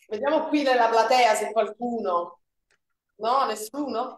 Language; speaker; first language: Italian; native; Italian